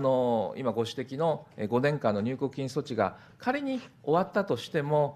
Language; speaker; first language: Japanese; native; Japanese